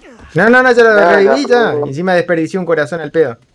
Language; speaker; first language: Spanish; native; Spanish